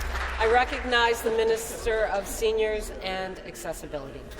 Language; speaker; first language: English; native; English